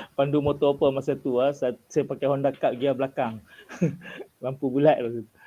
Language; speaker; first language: Malay; native; Malay